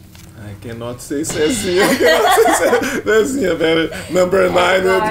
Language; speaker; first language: English; non-native, learner; Portuguese